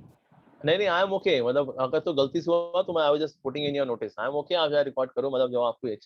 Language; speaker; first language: Hindi; native; Hindi